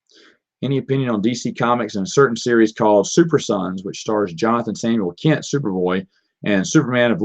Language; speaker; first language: English; native; English